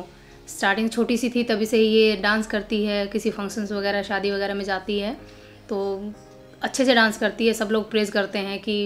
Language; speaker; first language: Hindi; native; Hindi